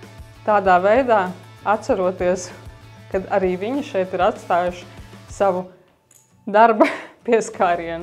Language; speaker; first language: Latvian; native; Latvian